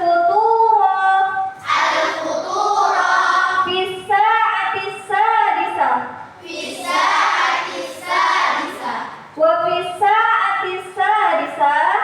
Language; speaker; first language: Arabic; non-native, fluent; Indonesian